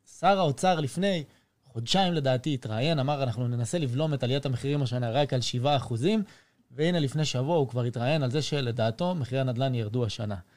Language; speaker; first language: Hebrew; early bilingual, other home language; French